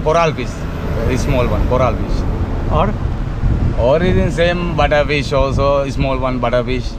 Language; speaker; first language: Hindi; non-native, learner; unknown